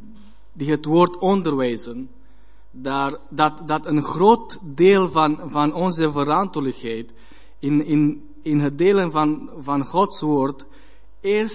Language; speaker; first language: Dutch; non-native, learner; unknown